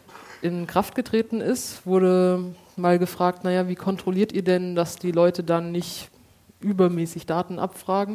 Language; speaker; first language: German; native; German